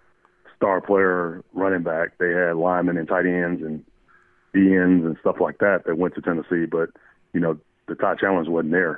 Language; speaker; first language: English; native; English